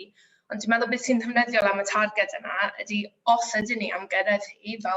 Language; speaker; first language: Welsh; native; Welsh